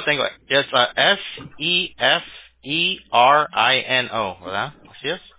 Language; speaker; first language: Spanish; early bilingual, heritage; Spanish